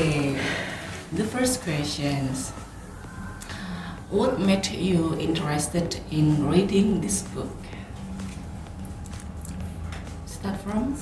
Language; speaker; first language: English; non-native, fluent; Indonesian